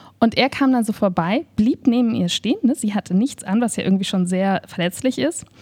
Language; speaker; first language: German; native; German